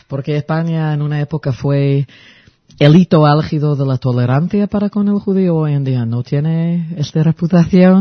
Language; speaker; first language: Spanish; early bilingual, heritage; Spanish